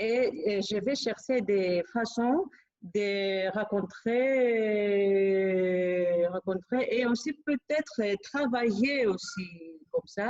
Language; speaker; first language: French; non-native, fluent; Greek